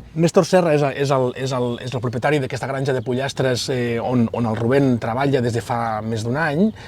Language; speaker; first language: Catalan; native; Catalan